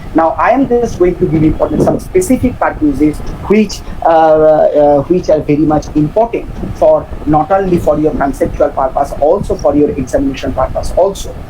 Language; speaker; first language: English; non-native, local second language; Bangla